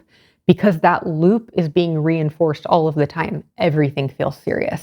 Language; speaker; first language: English; native; English